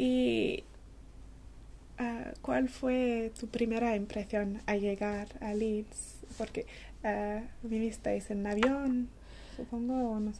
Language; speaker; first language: Spanish; non-native, learner; English